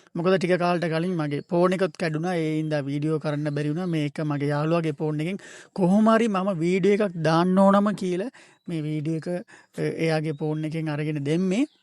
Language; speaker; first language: Sinhala; non-native, local second language; Tamil